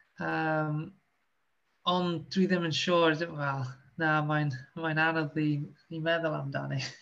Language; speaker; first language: Welsh; non-native, local second language; English